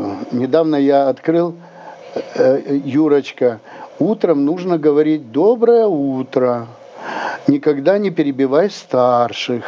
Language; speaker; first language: Russian; native; Russian